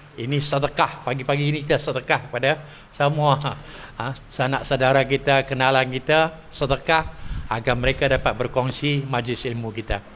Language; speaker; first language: Malay; native; Malay